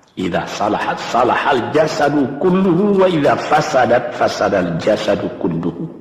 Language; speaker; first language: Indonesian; non-native, local second language; Minangkabau